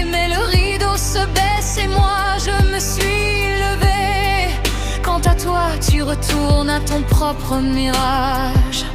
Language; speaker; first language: French; native; French